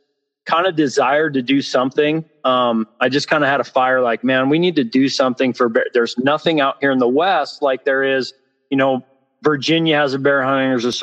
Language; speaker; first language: English; native; English